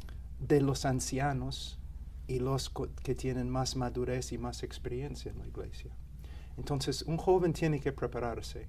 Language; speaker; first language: Spanish; non-native, fluent; English